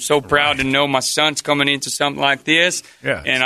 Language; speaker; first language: English; non-native, fluent; Portuguese